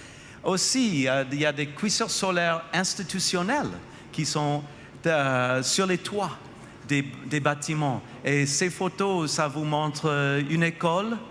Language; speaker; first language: French; non-native, fluent; English